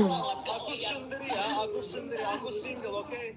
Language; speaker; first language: Indonesian; non-native, learner; Turkish